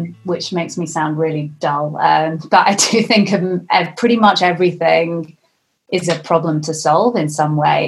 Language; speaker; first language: English; native; English